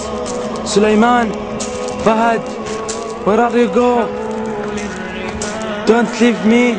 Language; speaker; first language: English; non-native, learner; Arabic